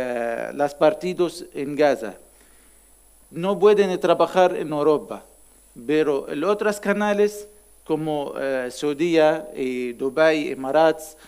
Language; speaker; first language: Spanish; non-native, learner; Arabic